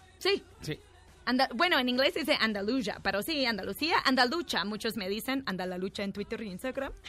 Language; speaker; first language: Spanish; non-native, fluent; English